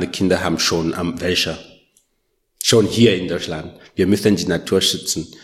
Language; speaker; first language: German; non-native, learner; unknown